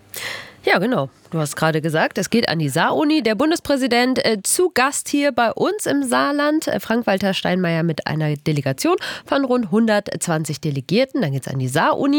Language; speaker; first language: German; native; German